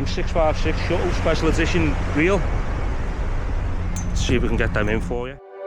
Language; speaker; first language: English; native; English